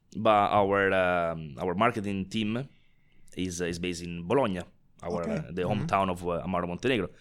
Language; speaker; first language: English; non-native, fluent; Italian